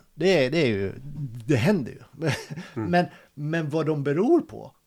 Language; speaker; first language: Swedish; native; Swedish